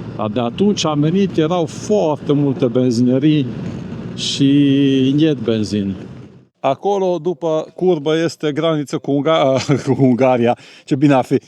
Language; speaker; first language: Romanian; non-native, local second language; Hungarian